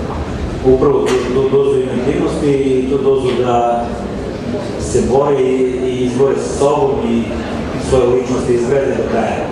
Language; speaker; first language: Serbian; native; Serbian